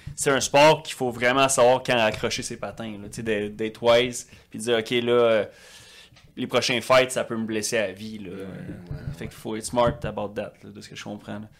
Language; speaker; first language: French; native; French